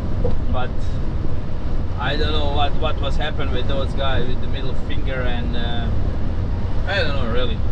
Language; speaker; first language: English; non-native, learner; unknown